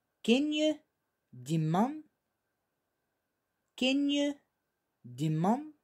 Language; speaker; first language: Dutch; non-native, fluent; Arabic